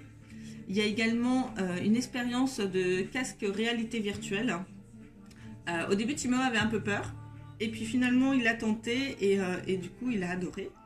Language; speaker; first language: French; native; French